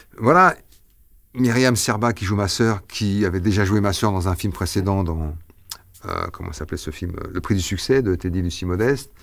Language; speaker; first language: French; early bilingual, other home language; Arabic